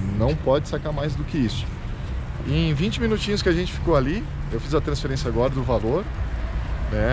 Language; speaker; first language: Portuguese; native; Portuguese